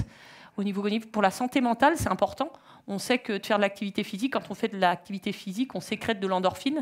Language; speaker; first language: French; native; French